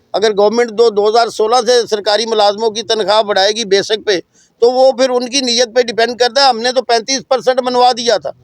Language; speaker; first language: Urdu; non-native, local second language; Punjabi